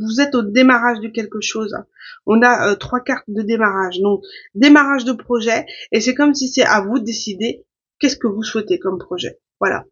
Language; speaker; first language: French; native; French